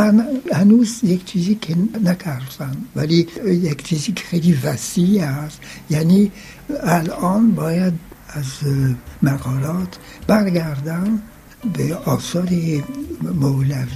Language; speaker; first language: Persian; non-native, fluent; French